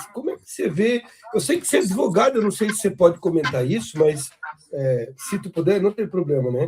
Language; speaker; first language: Portuguese; native; Portuguese